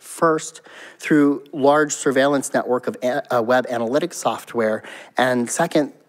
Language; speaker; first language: English; native; English